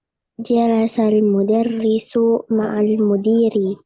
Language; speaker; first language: Arabic; non-native, learner; Indonesian